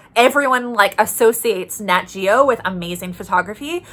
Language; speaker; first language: English; native; English